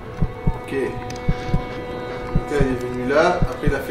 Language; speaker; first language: French; native; French